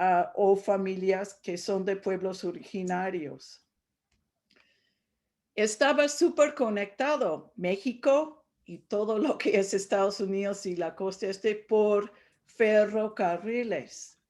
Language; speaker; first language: Spanish; non-native, fluent; English